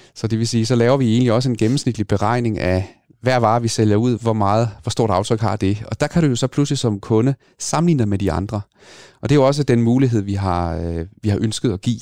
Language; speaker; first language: Danish; native; Danish